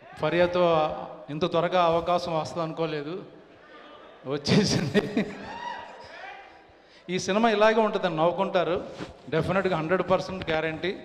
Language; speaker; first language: Telugu; native; Telugu